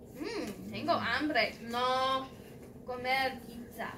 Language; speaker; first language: Spanish; non-native, learner; English